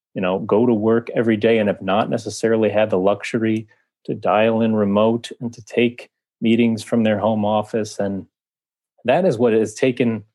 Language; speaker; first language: English; native; English